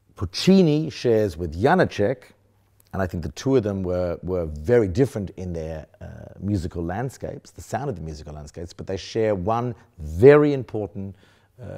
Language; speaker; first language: English; native; English